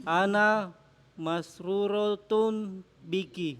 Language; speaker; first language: Arabic; non-native, learner; Indonesian